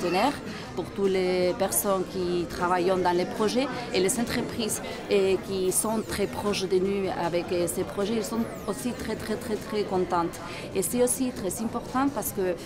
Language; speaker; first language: French; non-native, fluent; Spanish